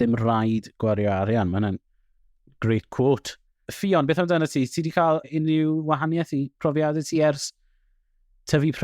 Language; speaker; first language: Welsh; native; Welsh